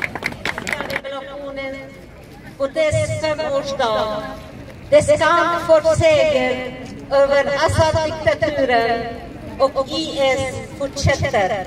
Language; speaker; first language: Swedish; non-native, learner; Arabic